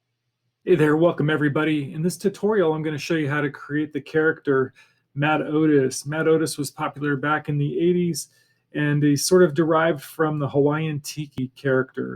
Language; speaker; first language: English; native; English